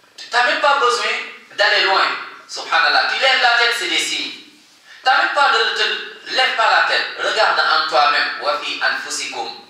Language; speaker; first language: French; non-native, local second language; Wolof